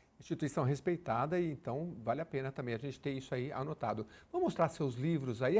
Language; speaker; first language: Portuguese; native; Portuguese